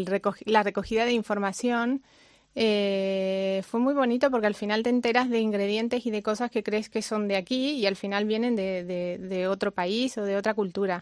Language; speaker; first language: Spanish; native; Spanish